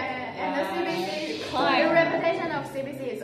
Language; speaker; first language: English; non-native, learner; Chinese